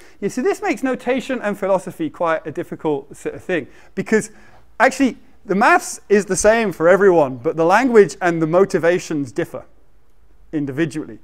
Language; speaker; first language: English; native; English